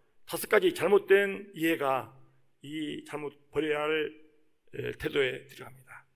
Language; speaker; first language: Korean; native; Korean